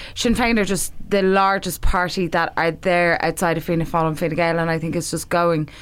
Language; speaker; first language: English; native; English